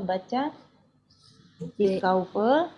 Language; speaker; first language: German; non-native, fluent; Indonesian